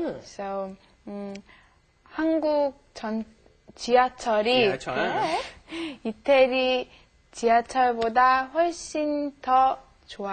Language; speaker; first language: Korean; non-native, learner; Italian